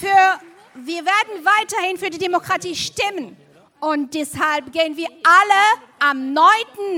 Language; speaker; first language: German; non-native, fluent; Arabic